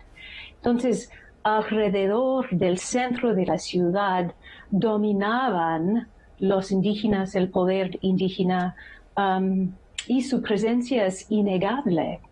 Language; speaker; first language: Spanish; non-native, fluent; English